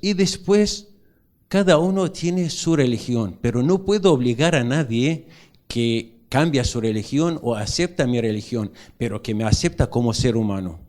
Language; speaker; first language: Spanish; non-native, learner; Arabic